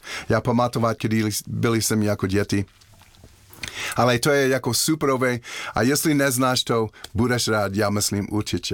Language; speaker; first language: Czech; non-native, learner; English